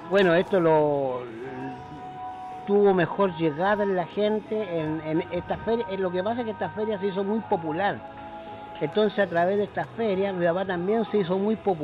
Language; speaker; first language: Spanish; native; Spanish